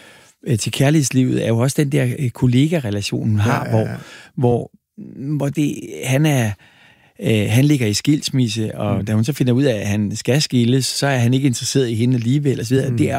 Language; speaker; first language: Danish; native; Danish